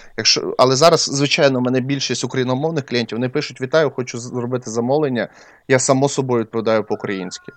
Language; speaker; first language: Ukrainian; non-native, local second language; Russian